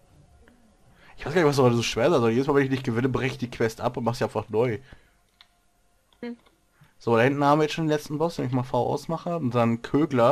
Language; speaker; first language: German; native; German